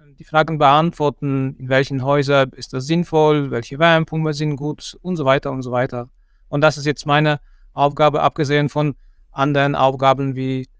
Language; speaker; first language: German; non-native, fluent; Polish